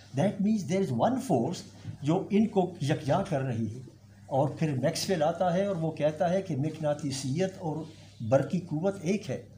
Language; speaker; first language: Urdu; non-native, local second language; Pashto